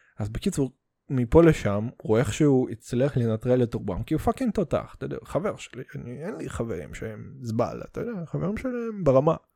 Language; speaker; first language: Hebrew; early bilingual, other home language; Russian